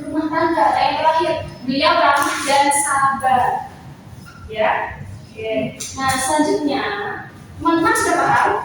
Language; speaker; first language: Indonesian; native; Indonesian